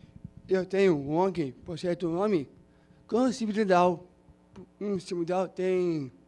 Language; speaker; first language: Portuguese; non-native, learner; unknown